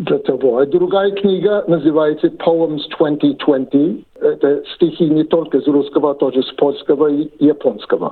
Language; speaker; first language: Russian; non-native, fluent; English